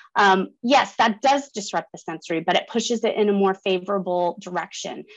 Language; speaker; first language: English; native; English